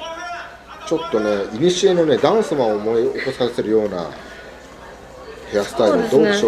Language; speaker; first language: Japanese; native; Japanese